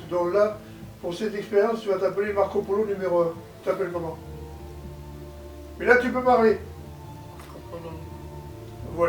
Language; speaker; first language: French; native; French